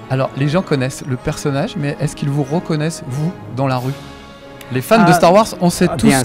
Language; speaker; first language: French; native; French